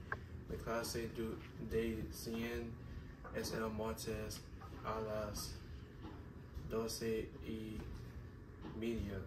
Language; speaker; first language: Spanish; non-native, learner; English